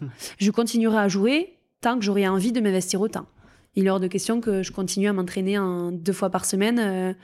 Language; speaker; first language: French; native; French